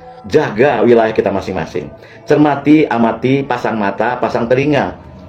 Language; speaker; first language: Indonesian; native; Indonesian